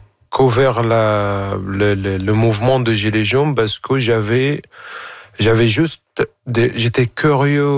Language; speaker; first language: French; non-native, fluent; Arabic